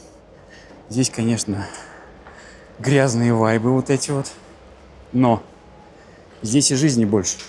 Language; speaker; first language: Russian; native; Russian